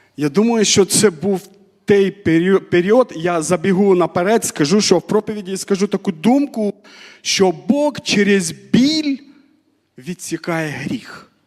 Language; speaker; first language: Ukrainian; non-native, fluent; Armenian